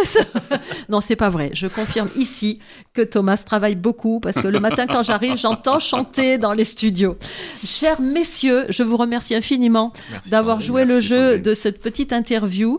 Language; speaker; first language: French; native; French